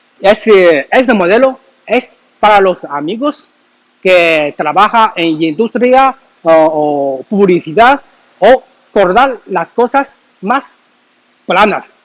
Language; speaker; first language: Spanish; non-native, learner; Chinese